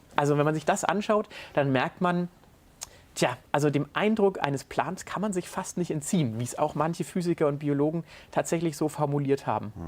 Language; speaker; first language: German; native; German